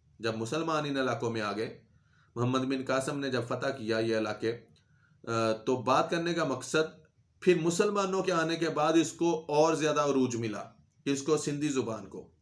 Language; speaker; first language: Urdu; non-native, local second language; Punjabi